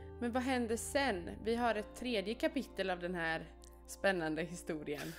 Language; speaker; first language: Swedish; native; Swedish